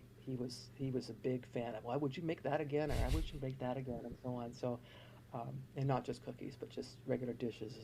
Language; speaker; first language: English; native; English